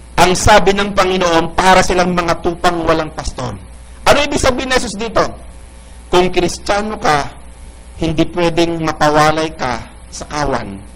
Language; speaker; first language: Filipino; non-native, local second language; Iloko